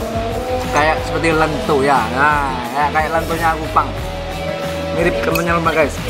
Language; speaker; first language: Indonesian; native; Indonesian